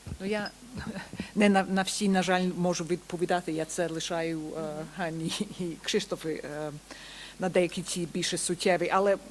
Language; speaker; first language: Ukrainian; early bilingual, heritage; Ukrainian